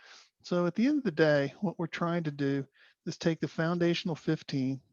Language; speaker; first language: English; native; English